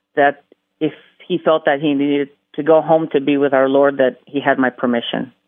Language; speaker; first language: English; early bilingual, other home language; Spanish